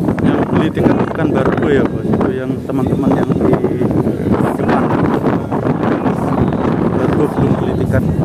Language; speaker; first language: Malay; non-native, local second language; Javanese